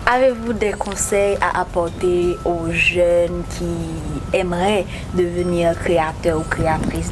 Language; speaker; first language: French; non-native, fluent; Spanish